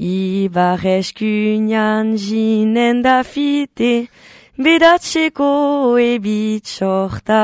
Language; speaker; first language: Basque; native; Basque